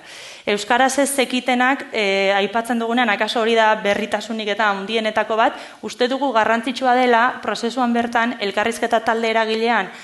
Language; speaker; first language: Basque; native; Basque